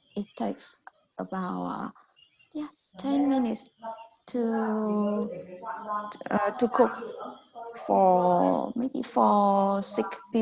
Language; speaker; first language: English; non-native, learner; Vietnamese